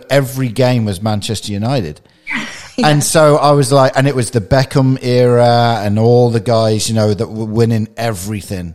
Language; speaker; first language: English; native; English